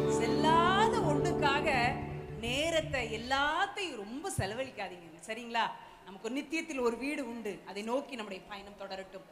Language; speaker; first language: Tamil; native; Tamil